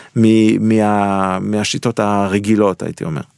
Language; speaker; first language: Hebrew; non-native, fluent; French